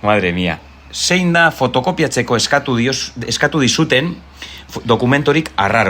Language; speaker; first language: Basque; native; Basque